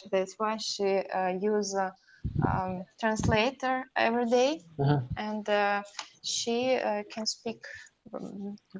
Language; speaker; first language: English; non-native, learner; Russian